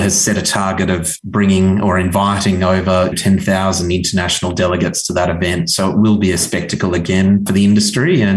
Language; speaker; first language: English; native; English